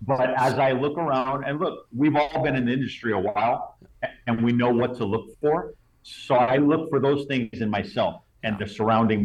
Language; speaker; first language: English; native; English